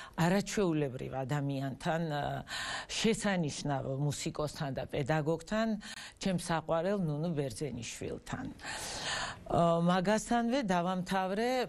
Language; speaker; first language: Georgian; non-native, local second language; Russian